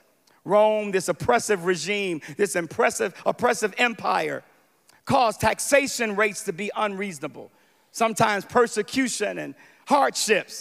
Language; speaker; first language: English; native; English